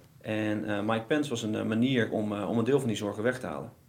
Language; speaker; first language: Dutch; native; Dutch